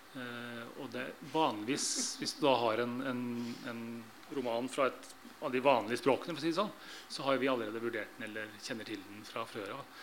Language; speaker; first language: Norwegian; native; Norwegian